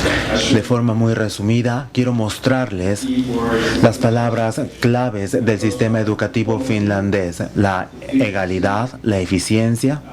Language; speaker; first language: Spanish; non-native, fluent; Finnish